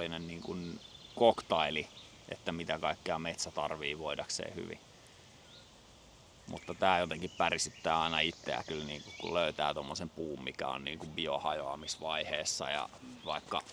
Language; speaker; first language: Finnish; native; Finnish